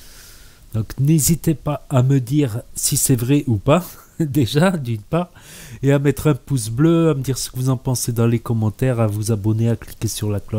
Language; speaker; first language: French; early bilingual, other home language; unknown